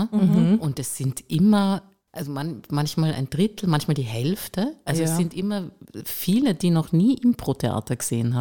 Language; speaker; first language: German; native; German